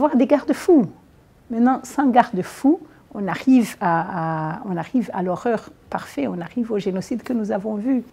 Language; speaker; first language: French; non-native, local second language; Kinyarwanda